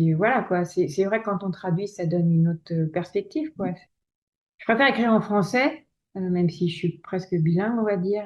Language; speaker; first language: French; native; French